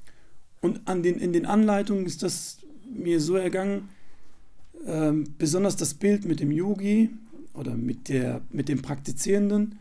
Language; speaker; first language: German; native; German